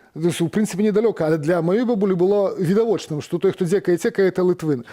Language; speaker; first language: Belarusian; native; Belarusian